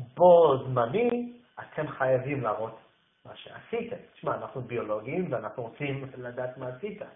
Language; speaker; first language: Hebrew; non-native, fluent; English